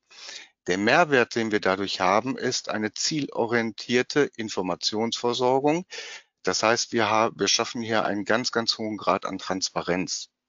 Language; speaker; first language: German; native; German